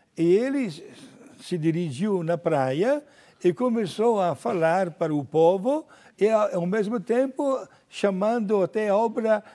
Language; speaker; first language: Portuguese; non-native, fluent; Italian